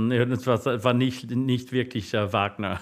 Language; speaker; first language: German; non-native, fluent; English